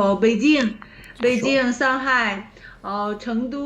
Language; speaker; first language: English; non-native, learner; Chinese